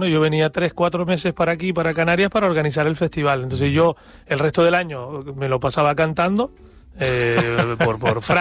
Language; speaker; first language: Spanish; native; Spanish